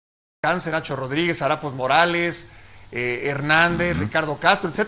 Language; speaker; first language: Spanish; native; Spanish